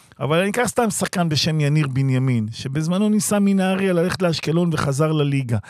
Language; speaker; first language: Hebrew; native; Hebrew